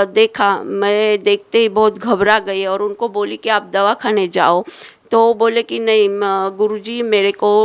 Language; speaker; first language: Hindi; non-native, local second language; Marathi